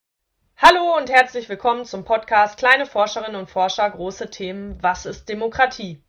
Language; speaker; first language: German; native; German